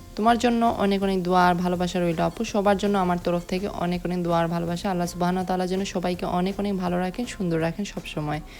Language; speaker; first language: Bangla; early bilingual, heritage; Bangla